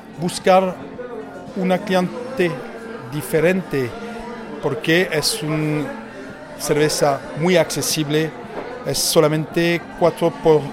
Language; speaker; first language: Spanish; non-native, learner; French